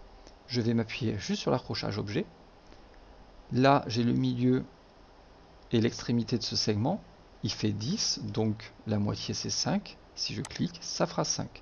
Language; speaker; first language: French; native; French